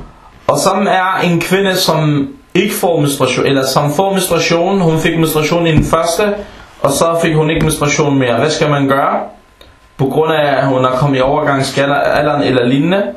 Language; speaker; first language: Danish; non-native, fluent; Arabic